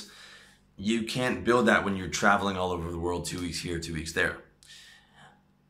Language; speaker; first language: English; native; English